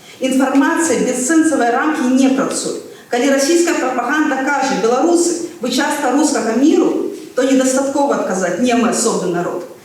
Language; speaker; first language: Belarusian; non-native, local second language; Russian